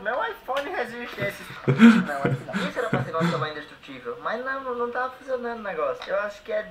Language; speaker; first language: Portuguese; native; Portuguese